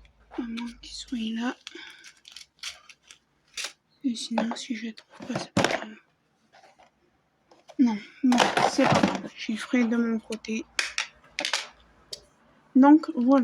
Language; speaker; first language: French; native; French